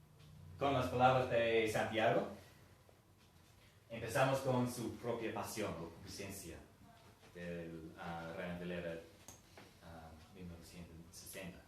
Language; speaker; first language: Spanish; non-native, fluent; English